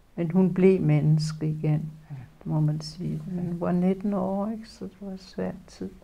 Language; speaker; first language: Danish; early bilingual, other home language; Polish